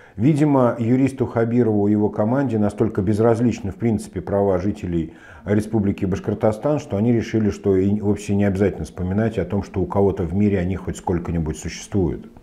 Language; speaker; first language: Russian; native; Russian